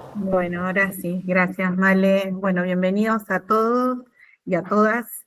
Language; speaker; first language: Spanish; native; Spanish